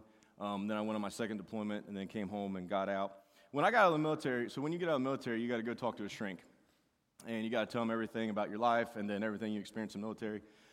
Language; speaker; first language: English; native; English